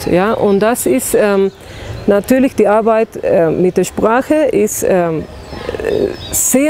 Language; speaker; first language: German; non-native, fluent; Spanish